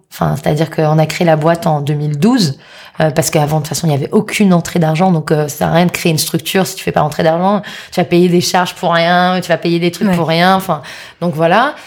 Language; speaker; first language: French; native; French